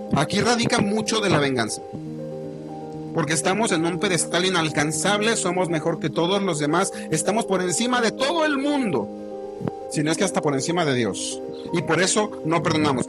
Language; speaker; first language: Spanish; native; Spanish